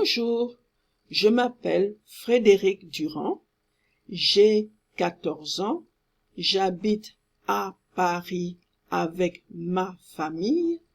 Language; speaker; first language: French; non-native, fluent; English